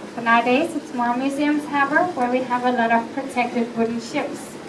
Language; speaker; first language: English; non-native, fluent; Danish